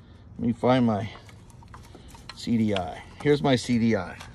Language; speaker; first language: English; native; English